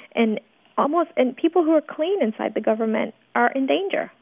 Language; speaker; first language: English; early bilingual, other home language; Persian